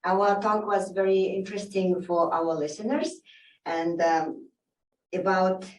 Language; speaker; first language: English; non-native, learner; Mongolian